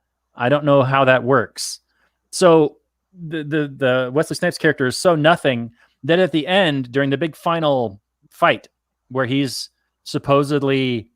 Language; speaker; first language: English; native; English